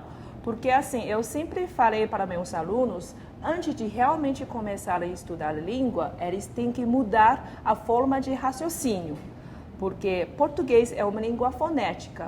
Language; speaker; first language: Portuguese; non-native, fluent; Chinese